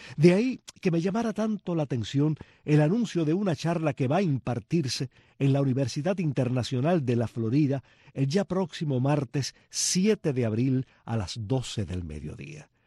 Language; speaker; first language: Spanish; native; Spanish